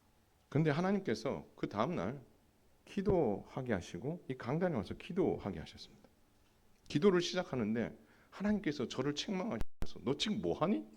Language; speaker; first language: Korean; native; Korean